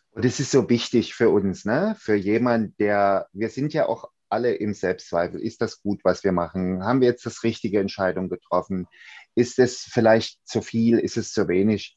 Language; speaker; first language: German; native; German